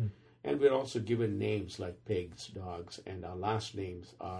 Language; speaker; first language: English; non-native, local second language; Telugu